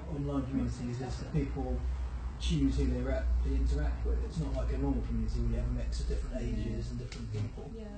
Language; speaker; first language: English; native; English